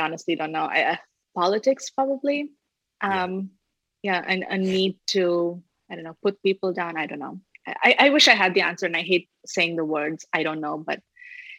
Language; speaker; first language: English; non-native, fluent; Tamil